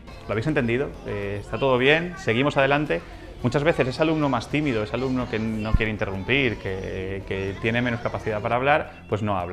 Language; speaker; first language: Spanish; native; Spanish